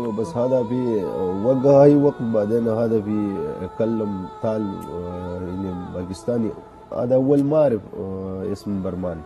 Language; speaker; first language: Arabic; non-native, learner; Turkish